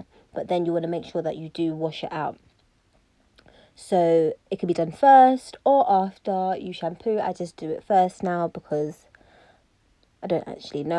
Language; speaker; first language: English; native; English